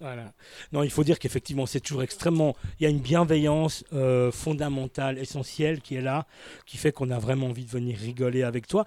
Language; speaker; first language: French; native; French